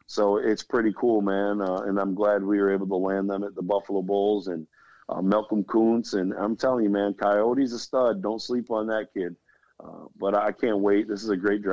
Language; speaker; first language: English; native; English